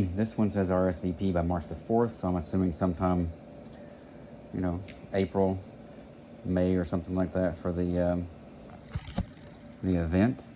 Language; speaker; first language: English; native; English